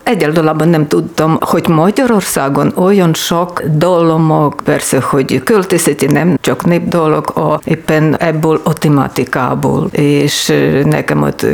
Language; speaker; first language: Hungarian; non-native, learner; Ukrainian